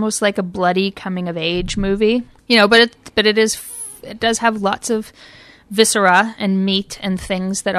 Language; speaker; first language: English; native; English